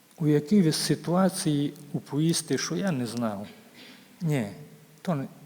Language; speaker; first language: Ukrainian; native; Ukrainian